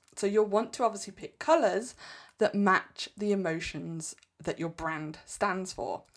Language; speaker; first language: English; native; English